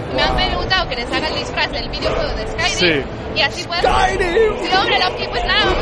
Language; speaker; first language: Spanish; non-native, fluent; Dutch